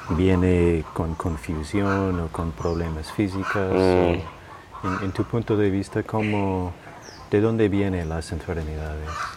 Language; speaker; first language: Spanish; non-native, fluent; English